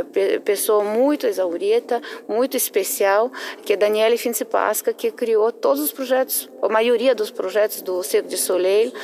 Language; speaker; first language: Portuguese; non-native, fluent; Russian